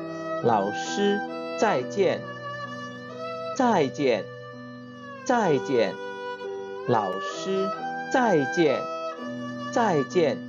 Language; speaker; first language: Chinese; non-native, fluent; Indonesian